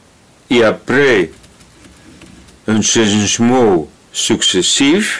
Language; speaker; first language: French; non-native, learner; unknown